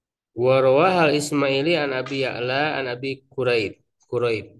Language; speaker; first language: Arabic; non-native, fluent; Indonesian